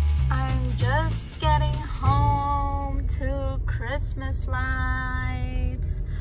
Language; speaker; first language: English; early bilingual, other home language; Spanish